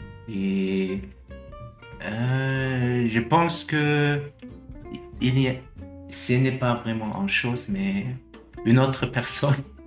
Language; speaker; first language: French; non-native, learner; German